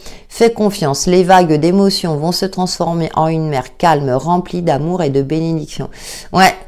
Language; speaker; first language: French; native; French